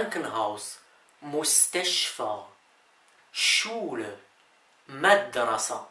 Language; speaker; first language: German; non-native, fluent; Arabic